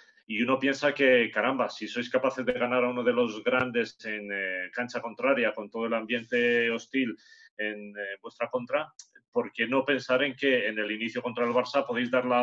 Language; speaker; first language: Spanish; native; Spanish